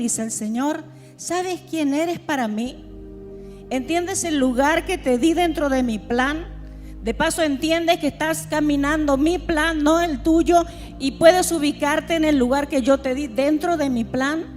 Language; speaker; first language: Spanish; native; Spanish